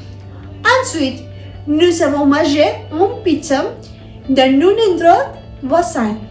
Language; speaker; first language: French; non-native, learner; Spanish